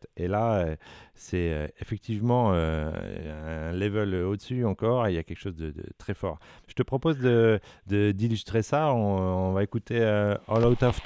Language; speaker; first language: French; native; French